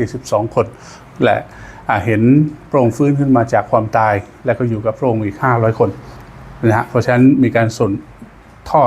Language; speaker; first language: Thai; native; Thai